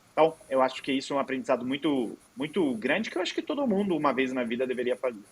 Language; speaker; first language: Portuguese; non-native, fluent; Italian